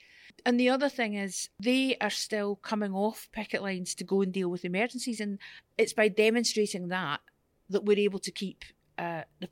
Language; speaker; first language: English; native; English